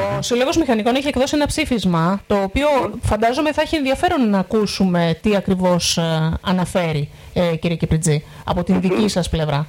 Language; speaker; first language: Greek; native; Greek